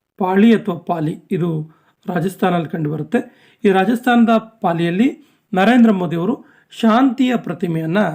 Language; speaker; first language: Kannada; native; Kannada